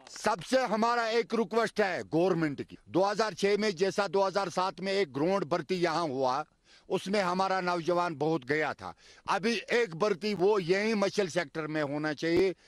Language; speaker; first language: Hindi; non-native, local second language; Kashmiri